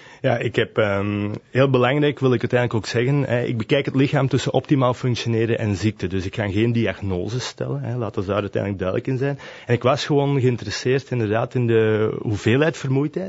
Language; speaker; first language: Dutch; native; Dutch